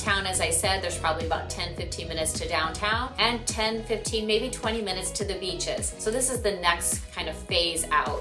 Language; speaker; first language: English; native; English